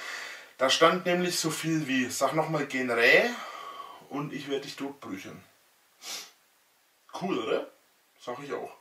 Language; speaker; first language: German; native; German